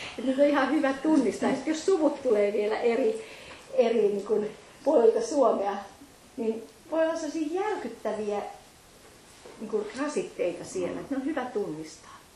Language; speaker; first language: Finnish; native; Finnish